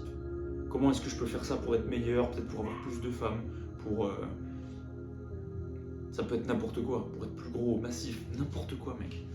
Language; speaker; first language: French; native; French